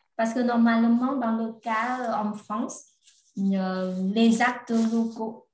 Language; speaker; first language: French; non-native, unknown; Vietnamese